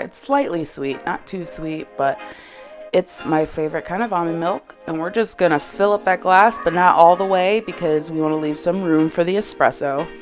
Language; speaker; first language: English; native; English